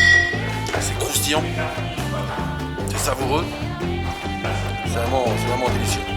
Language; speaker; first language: French; native; French